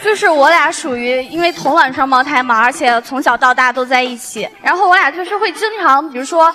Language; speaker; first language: Chinese; native; Chinese